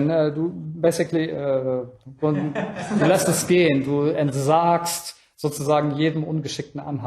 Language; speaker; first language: German; native; German